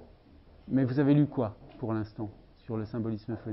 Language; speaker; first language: French; native; French